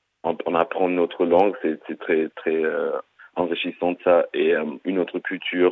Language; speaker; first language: French; non-native, fluent; German